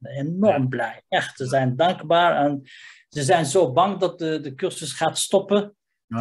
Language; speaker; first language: Dutch; non-native, fluent; Riffian